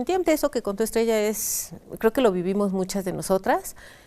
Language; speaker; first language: Spanish; native; Spanish